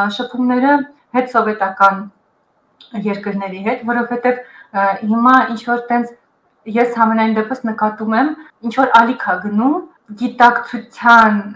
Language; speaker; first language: Armenian; early bilingual, heritage; Armenian